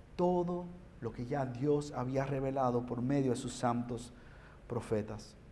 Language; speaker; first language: Spanish; early bilingual, heritage; Spanish